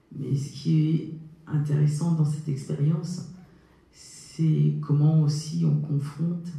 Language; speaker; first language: French; native; French